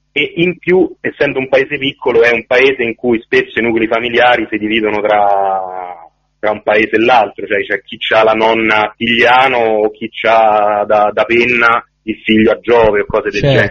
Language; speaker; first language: Italian; native; Italian